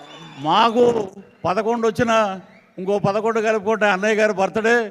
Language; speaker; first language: Telugu; native; Telugu